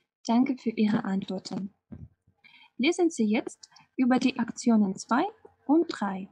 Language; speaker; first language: German; non-native, fluent; Russian